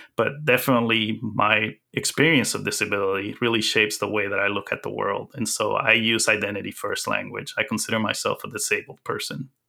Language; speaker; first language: English; early bilingual, other home language; Spanish